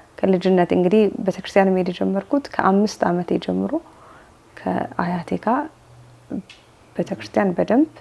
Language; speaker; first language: Amharic; native; Amharic